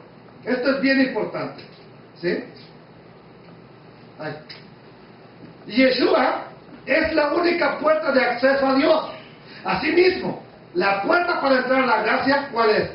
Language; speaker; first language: Spanish; native; Spanish